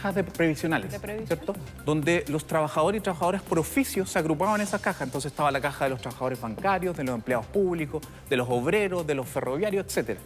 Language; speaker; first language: Spanish; native; Spanish